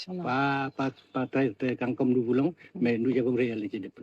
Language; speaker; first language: French; non-native, fluent; Vietnamese